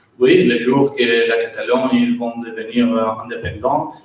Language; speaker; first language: French; non-native, learner; Catalan